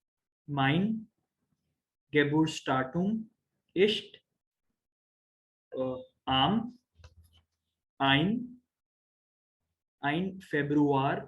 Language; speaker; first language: German; non-native, learner; Hindi